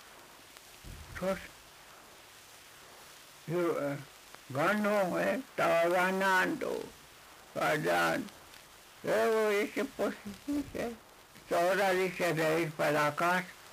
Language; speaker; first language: Spanish; non-native, local second language; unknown